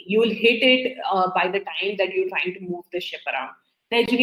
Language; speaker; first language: English; non-native, local second language; Hindi